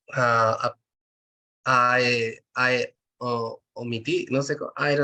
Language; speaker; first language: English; non-native, learner; Spanish